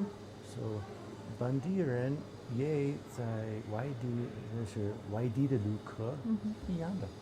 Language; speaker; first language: Chinese; non-native, learner; English